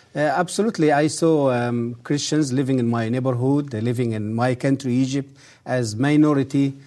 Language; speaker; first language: English; early bilingual, other home language; Arabic